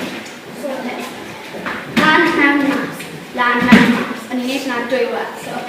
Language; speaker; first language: Welsh; non-native, local second language; English